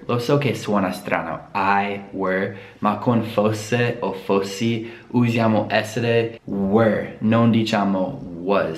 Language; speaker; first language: Italian; non-native, fluent; English